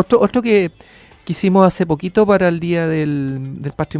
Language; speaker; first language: Spanish; native; Spanish